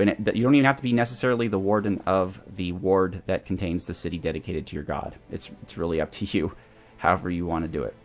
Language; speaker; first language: English; native; English